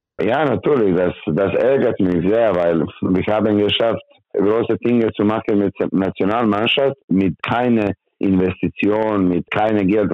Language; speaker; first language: German; non-native, learner; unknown